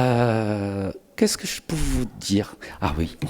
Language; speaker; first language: French; non-native, fluent; Chinese